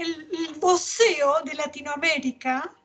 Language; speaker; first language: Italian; non-native, fluent; Spanish